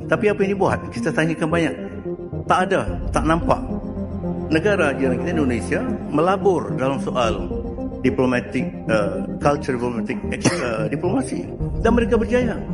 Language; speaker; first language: Malay; native; Malay